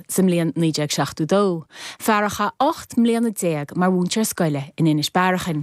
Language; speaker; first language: Irish; native; Irish